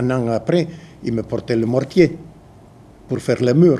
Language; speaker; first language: French; non-native, fluent; Croatian